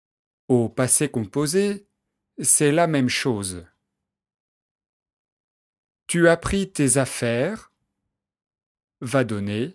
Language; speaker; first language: French; native; French